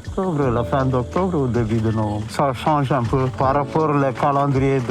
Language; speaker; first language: French; non-native, learner; Tamil